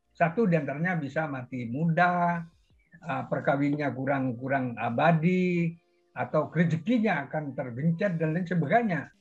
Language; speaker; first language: Indonesian; non-native, local second language; Madurese